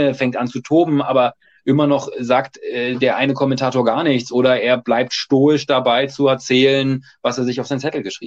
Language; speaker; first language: German; native; German